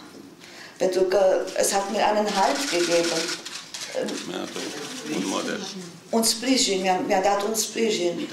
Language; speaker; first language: Romanian; non-native, local second language; German